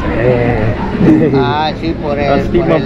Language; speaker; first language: Spanish; native; Spanish